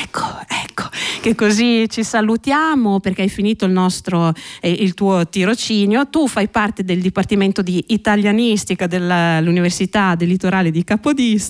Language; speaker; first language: Italian; native; Italian